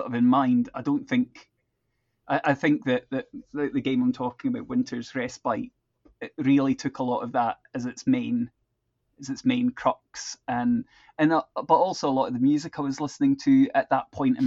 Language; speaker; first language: English; native; English